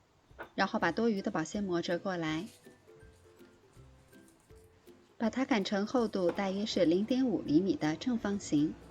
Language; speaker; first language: Chinese; native; Chinese